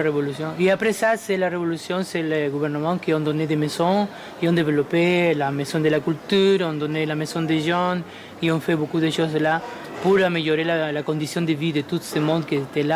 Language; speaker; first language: French; non-native, fluent; Spanish